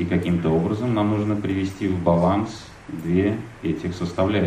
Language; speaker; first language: Russian; native; Russian